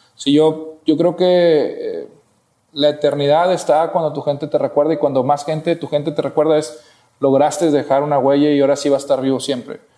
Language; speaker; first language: Spanish; native; Spanish